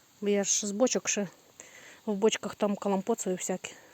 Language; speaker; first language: Ukrainian; native; Ukrainian